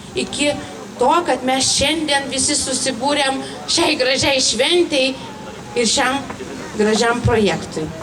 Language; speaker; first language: Lithuanian; native; Lithuanian